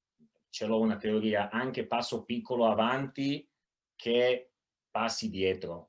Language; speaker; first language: Italian; non-native, fluent; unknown